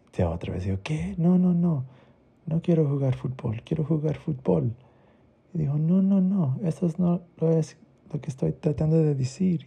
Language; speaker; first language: Spanish; early bilingual, heritage; Spanish